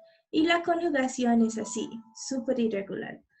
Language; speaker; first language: Spanish; non-native, learner; English